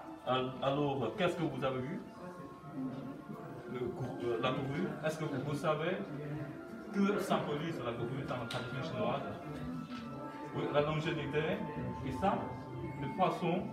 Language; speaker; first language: French; non-native, fluent; Chinese